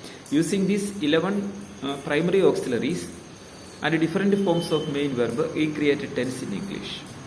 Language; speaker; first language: English; non-native, local second language; Malayalam